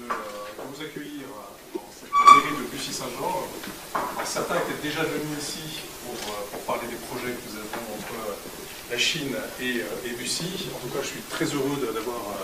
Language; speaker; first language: French; native; French